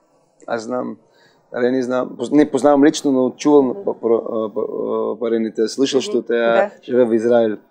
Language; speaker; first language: Bulgarian; non-native, learner; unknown